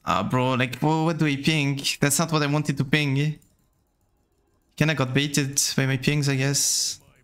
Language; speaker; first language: English; non-native, fluent; French